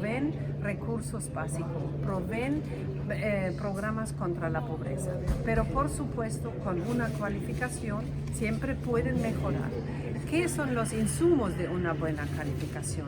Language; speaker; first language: Spanish; non-native, fluent; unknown